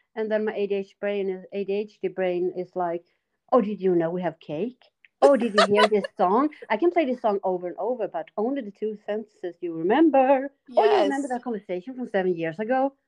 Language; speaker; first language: English; non-native, fluent; Swedish